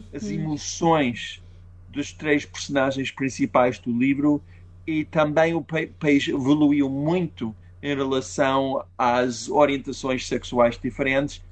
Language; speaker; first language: Portuguese; non-native, fluent; English